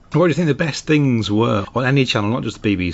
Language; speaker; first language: English; native; English